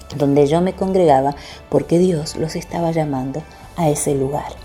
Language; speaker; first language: Spanish; native; Spanish